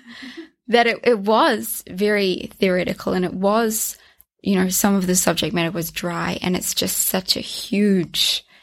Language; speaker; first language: English; native; English